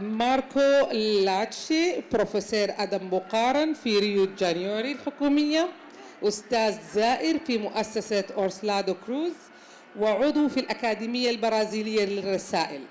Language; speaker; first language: Arabic; native; Arabic